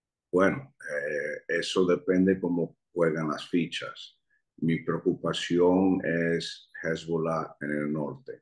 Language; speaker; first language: Spanish; early bilingual, heritage; Spanish